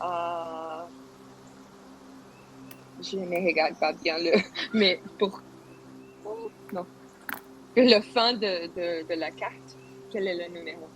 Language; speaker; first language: French; non-native, learner; Spanish